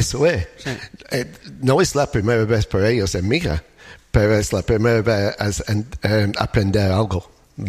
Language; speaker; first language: Spanish; non-native, fluent; English